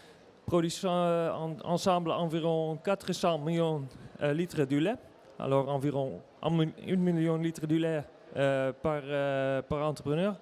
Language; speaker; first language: French; non-native, learner; Dutch